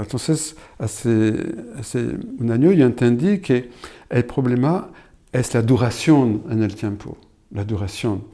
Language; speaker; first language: Spanish; non-native, fluent; French